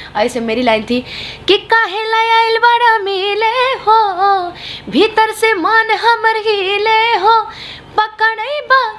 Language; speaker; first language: Hindi; native; Hindi